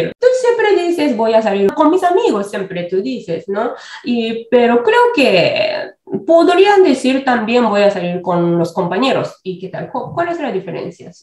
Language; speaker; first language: Spanish; non-native, fluent; Japanese